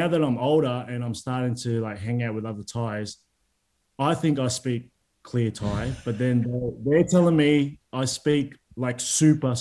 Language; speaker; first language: English; native; English